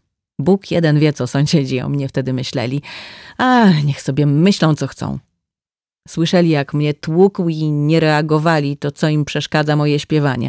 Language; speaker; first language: Polish; native; Polish